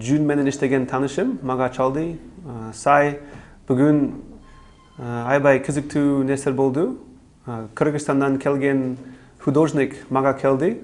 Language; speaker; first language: Kyrgyz; non-native, learner; English